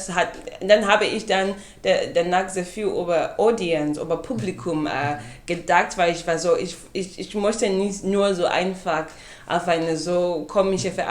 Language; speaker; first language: German; non-native, fluent; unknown